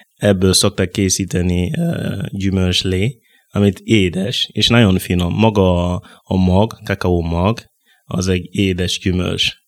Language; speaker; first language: Hungarian; non-native, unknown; Mossi